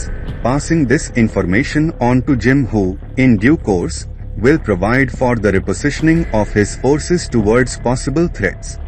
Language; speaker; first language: English; non-native, fluent; Portuguese